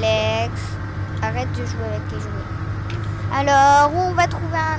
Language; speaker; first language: French; native; French